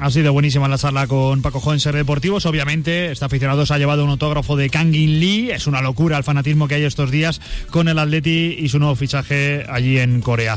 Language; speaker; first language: Spanish; native; Spanish